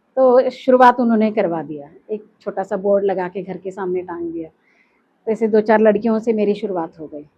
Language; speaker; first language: Hindi; non-native, local second language; Kannada